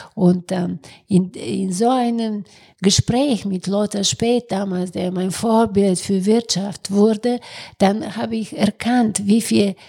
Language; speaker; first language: German; non-native, fluent; Bulgarian